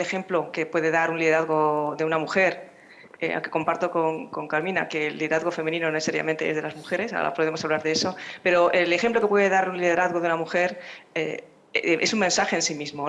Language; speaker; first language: Spanish; native; Spanish